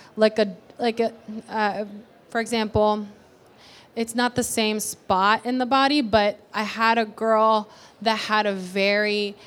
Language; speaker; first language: English; early bilingual, other home language; Spanish